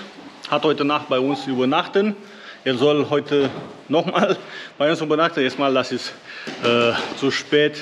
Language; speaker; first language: German; non-native, learner; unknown